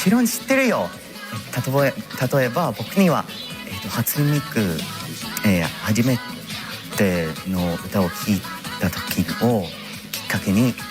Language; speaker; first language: Japanese; non-native, fluent; English